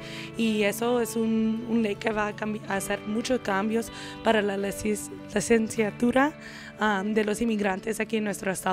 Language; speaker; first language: Spanish; early bilingual, other home language; English